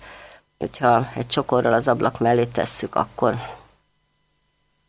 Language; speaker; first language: Hungarian; native; Hungarian